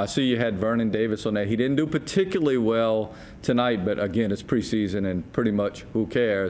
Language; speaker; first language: English; native; English